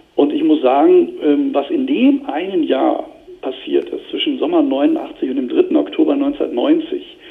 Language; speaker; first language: German; native; German